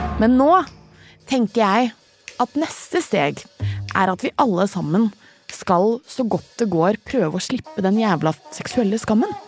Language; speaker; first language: Norwegian; native; Norwegian